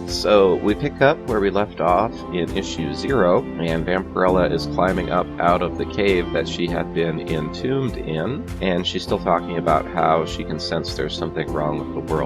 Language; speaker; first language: English; native; English